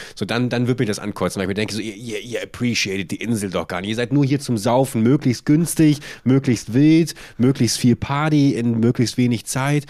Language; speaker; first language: German; native; German